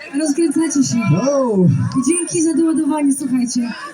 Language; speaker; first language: Polish; native; Polish